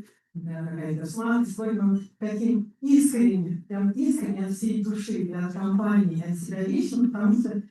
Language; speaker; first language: Russian; native; Russian